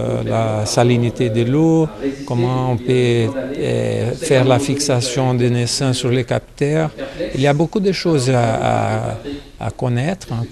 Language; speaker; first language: French; non-native, fluent; Portuguese